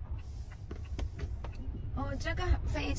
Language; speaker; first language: Chinese; non-native, learner; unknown